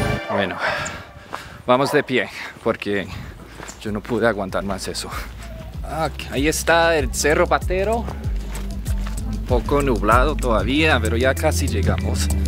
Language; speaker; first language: Spanish; non-native, fluent; English